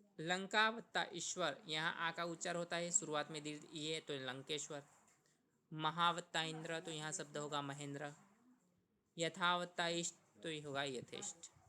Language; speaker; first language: Hindi; non-native, local second language; Gujarati